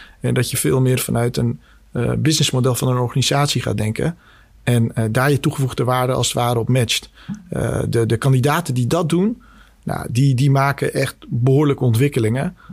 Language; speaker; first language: Dutch; early bilingual, other home language; Albanian